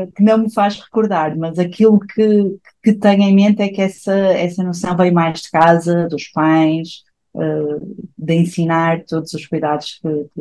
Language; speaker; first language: Portuguese; native; Portuguese